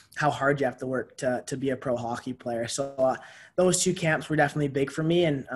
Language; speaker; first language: English; native; English